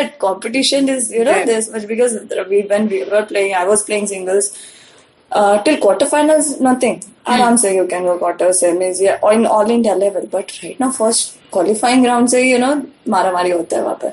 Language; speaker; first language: English; non-native, local second language; Marathi